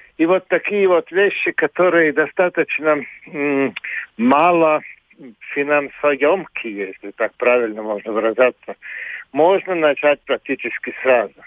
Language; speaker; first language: Russian; non-native, local second language; Latvian